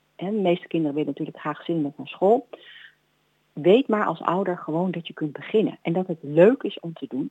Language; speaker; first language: Dutch; native; Dutch